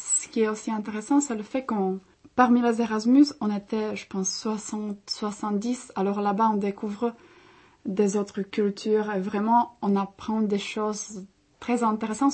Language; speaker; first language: French; non-native, fluent; Czech